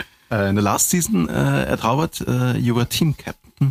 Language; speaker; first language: English; non-native, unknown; German